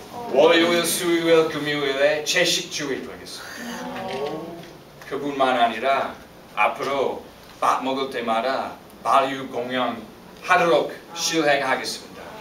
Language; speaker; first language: Korean; non-native, fluent; English